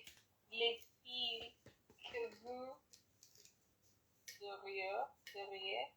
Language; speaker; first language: French; non-native, learner; English